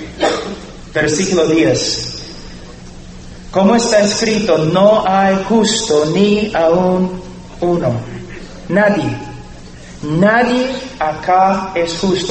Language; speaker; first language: Spanish; non-native, fluent; English